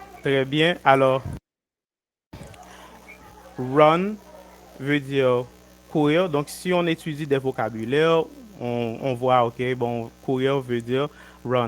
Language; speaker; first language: French; non-native, local second language; Haitian Creole